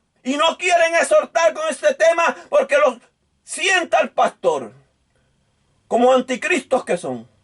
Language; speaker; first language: Spanish; native; Spanish